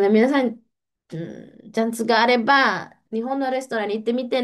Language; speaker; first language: Japanese; non-native, fluent; Indonesian